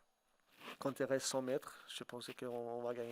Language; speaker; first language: French; non-native, fluent; Swedish